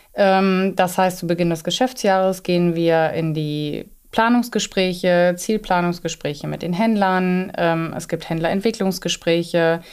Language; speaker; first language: German; native; German